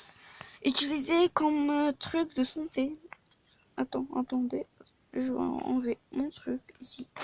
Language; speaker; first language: French; non-native, learner; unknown